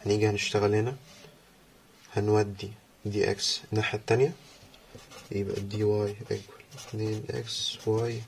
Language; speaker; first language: Arabic; native; Arabic